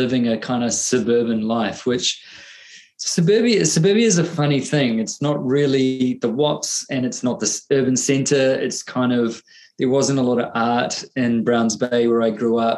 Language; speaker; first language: English; native; English